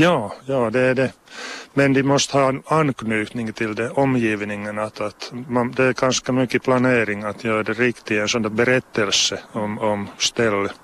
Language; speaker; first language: Swedish; non-native, local second language; Finnish